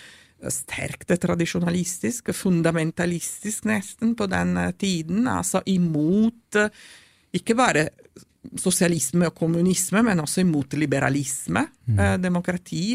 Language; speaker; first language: Norwegian; non-native, fluent; Italian